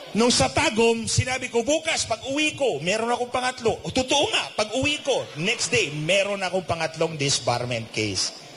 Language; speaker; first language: Filipino; non-native, local second language; Cebuano